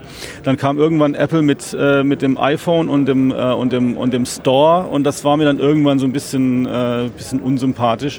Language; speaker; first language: German; native; German